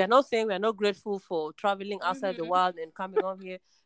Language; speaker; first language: English; non-native, local second language; Luo (Kenya and Tanzania)